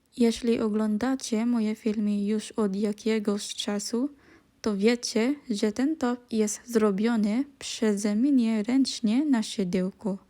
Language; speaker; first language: Polish; non-native, learner; Filipino